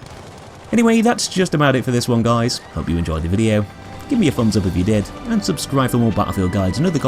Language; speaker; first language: English; native; English